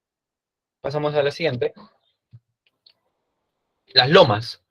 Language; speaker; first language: Spanish; native; Spanish